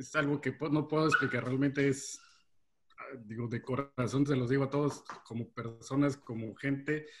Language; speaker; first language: Spanish; native; Spanish